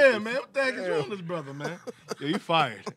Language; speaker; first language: English; native; English